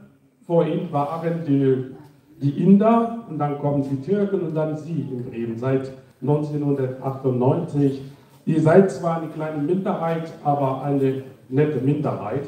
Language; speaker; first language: German; non-native, fluent; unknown